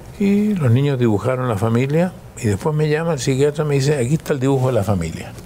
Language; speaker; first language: Spanish; early bilingual, other home language; German